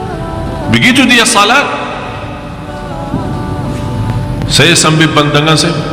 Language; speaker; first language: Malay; non-native, fluent; Arabic